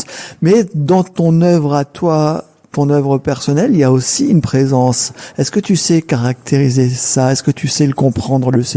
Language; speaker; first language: French; native; French